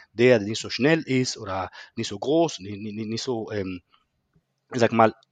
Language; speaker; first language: German; non-native, fluent; Spanish